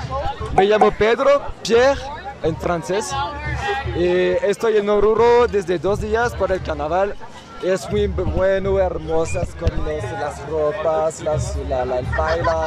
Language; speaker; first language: Spanish; non-native, learner; French